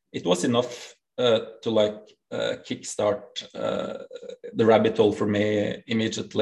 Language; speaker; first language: English; non-native, fluent; Norwegian